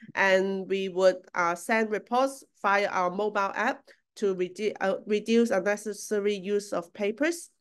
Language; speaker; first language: English; non-native, local second language; Cantonese